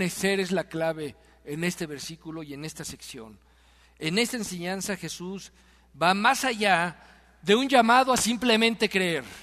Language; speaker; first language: Spanish; native; Spanish